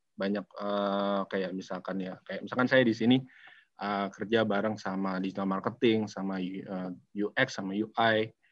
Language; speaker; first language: Indonesian; native; Indonesian